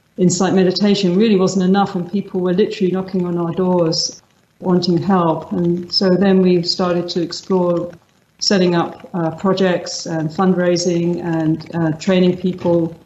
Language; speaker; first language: English; native; English